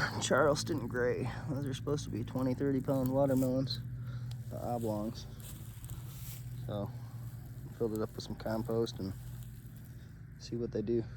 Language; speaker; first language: English; native; English